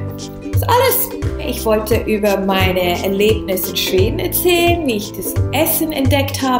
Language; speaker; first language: German; non-native, fluent; English